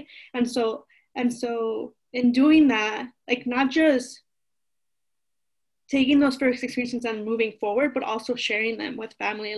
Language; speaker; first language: English; early bilingual, other home language; Spanish